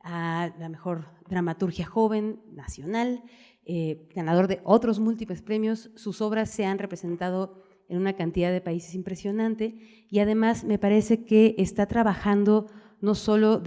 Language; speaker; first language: Spanish; native; Spanish